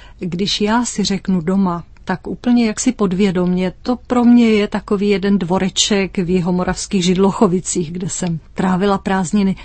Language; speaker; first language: Czech; native; Czech